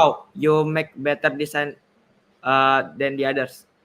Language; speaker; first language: English; non-native, learner; Indonesian